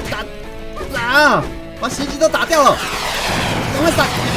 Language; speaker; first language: Chinese; native; Chinese